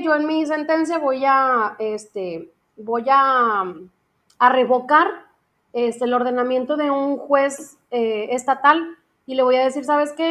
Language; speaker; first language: Spanish; native; Spanish